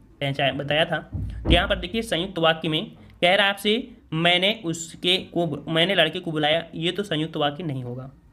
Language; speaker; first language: Hindi; native; Hindi